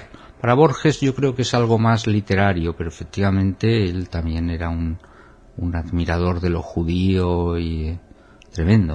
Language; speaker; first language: Spanish; native; Spanish